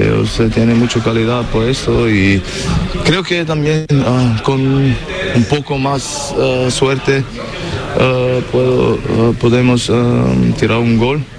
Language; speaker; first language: Spanish; non-native, learner; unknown